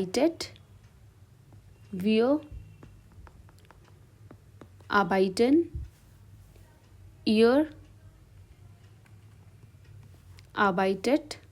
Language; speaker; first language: German; non-native, learner; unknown